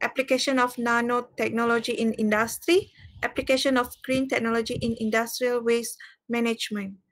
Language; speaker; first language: English; non-native, local second language; Malay